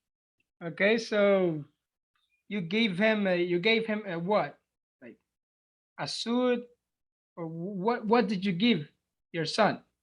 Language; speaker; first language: English; non-native, fluent; Spanish